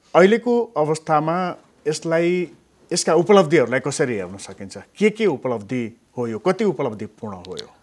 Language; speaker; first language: Nepali; native; Nepali